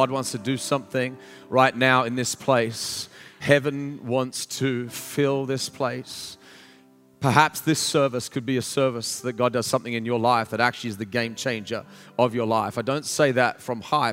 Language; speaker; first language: English; native; English